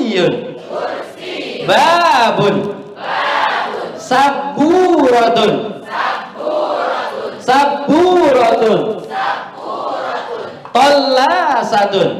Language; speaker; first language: Arabic; non-native, fluent; Indonesian